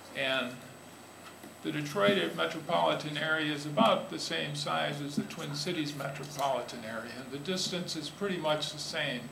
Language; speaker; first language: English; native; English